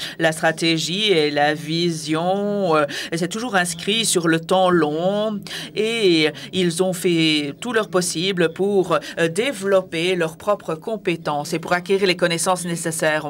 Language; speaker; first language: French; native; French